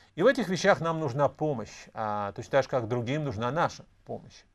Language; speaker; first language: Russian; native; Russian